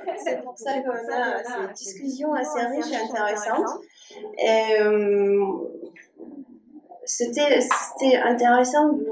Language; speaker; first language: French; non-native, fluent; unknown